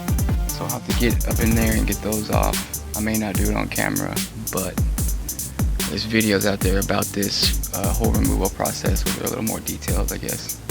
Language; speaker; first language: English; native; English